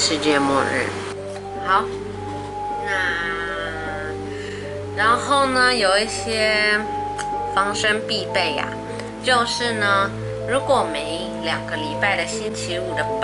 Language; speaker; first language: Chinese; native; Chinese